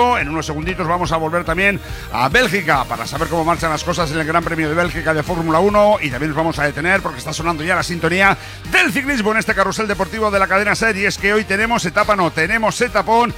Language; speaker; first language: Spanish; native; Spanish